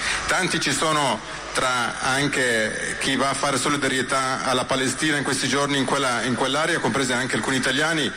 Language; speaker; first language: Italian; native; Italian